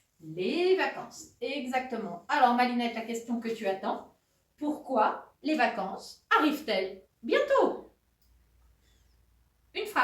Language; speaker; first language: French; native; French